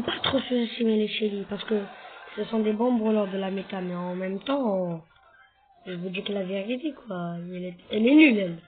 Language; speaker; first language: French; native; French